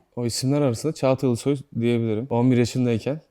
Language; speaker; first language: Turkish; native; Turkish